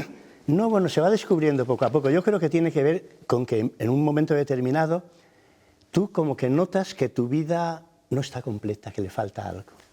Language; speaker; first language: Spanish; native; Spanish